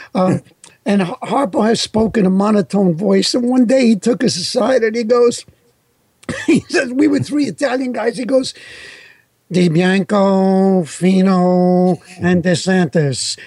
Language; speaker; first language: English; early bilingual, other home language; Italian